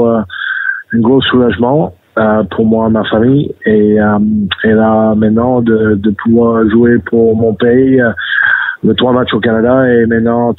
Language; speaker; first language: French; non-native, fluent; English